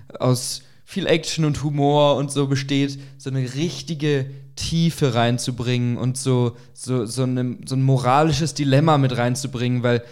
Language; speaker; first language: German; native; German